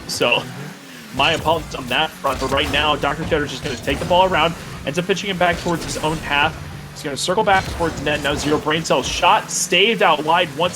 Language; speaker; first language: English; native; English